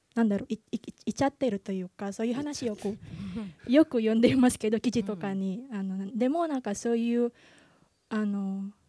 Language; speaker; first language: Japanese; non-native, fluent; Indonesian